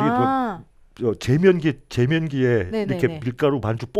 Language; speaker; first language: Korean; native; Korean